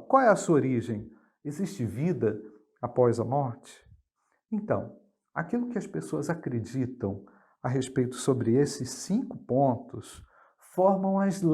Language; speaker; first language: Portuguese; native; Portuguese